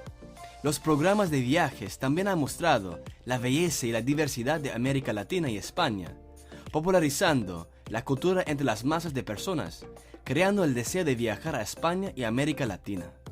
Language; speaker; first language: Spanish; non-native, fluent; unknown